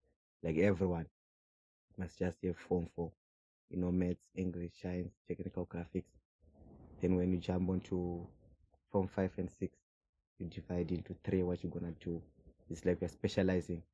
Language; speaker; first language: English; non-native, local second language; Shona